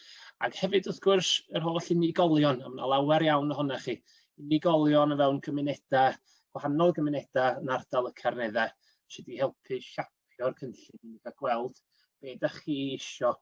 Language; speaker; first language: Welsh; native; Welsh